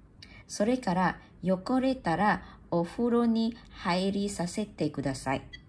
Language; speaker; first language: Japanese; non-native, learner; English